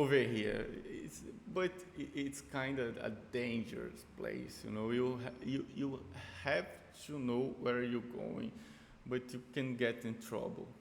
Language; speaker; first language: English; non-native, fluent; Portuguese